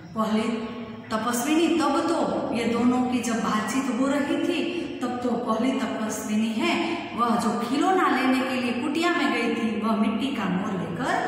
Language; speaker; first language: Hindi; non-native, local second language; Gujarati